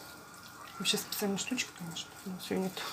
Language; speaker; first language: Russian; non-native, local second language; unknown